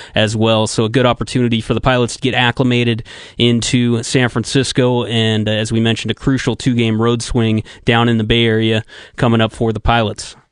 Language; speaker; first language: English; native; English